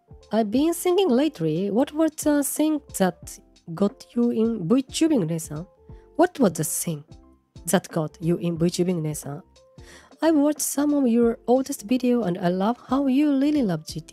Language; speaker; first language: English; non-native, learner; Japanese